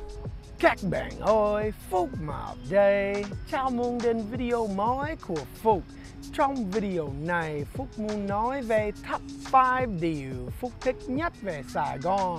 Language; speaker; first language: Vietnamese; early bilingual, heritage; English